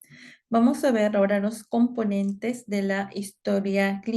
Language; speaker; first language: Spanish; native; Spanish